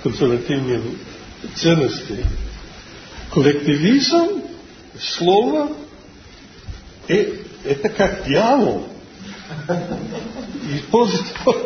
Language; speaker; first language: Russian; non-native, fluent; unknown